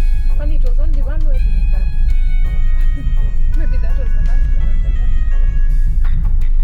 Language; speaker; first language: English; non-native, local second language; Swahili